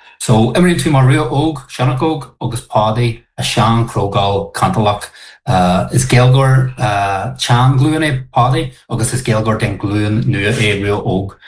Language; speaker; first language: Irish; non-native, local second language; English